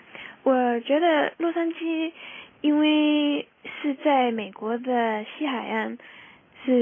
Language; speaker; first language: Chinese; early bilingual, heritage; Chinese